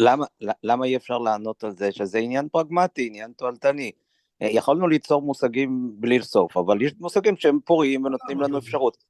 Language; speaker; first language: Hebrew; native; Hebrew